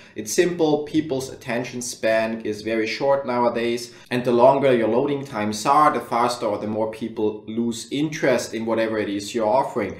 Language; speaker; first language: English; non-native, fluent; German